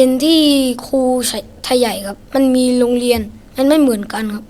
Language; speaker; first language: Thai; non-native, learner; Shan